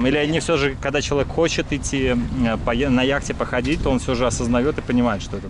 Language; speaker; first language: Russian; native; Russian